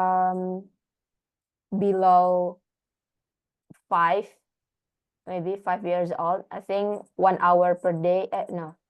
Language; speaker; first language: English; non-native, learner; Indonesian